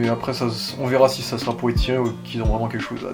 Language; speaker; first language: French; native; French